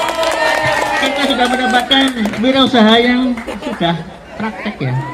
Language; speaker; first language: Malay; non-native, local second language; Javanese